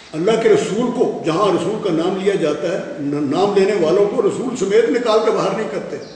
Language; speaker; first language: Urdu; non-native, local second language; Punjabi